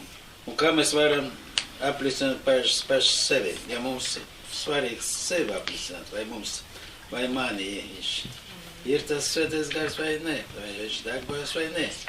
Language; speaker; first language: Latvian; non-native, local second language; Russian